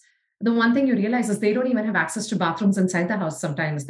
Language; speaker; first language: English; non-native, local second language; Tamil